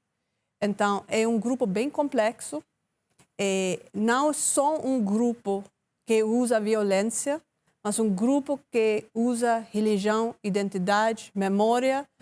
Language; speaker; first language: Portuguese; non-native, learner; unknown